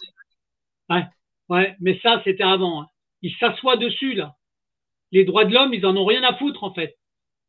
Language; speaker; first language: French; native; French